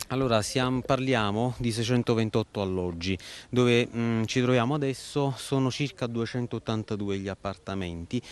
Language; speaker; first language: Italian; native; Italian